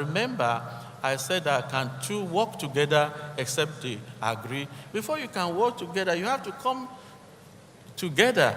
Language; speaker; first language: English; non-native, local second language; Yoruba